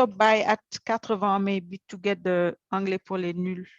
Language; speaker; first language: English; non-native, learner; French